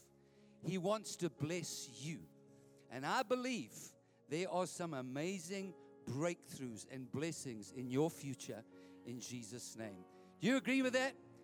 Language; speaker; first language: English; native; English